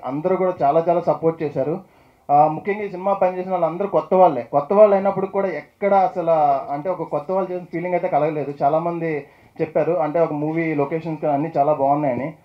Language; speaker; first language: Telugu; native; Telugu